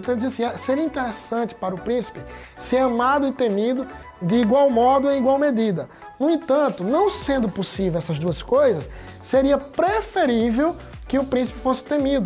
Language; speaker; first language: Portuguese; native; Portuguese